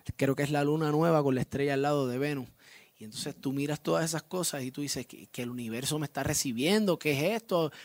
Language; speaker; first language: Spanish; native; Spanish